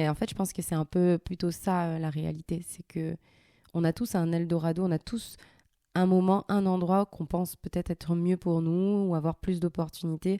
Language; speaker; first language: French; early bilingual, other home language; Arabic